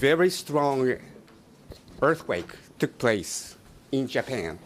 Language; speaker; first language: English; non-native, fluent; Japanese